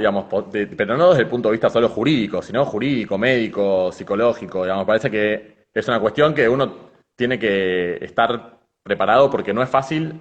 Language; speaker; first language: Spanish; native; Spanish